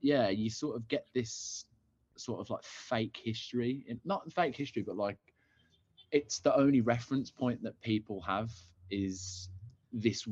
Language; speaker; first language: English; native; English